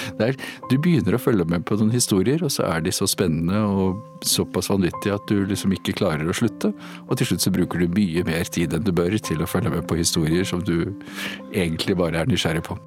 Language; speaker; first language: Norwegian; native; Norwegian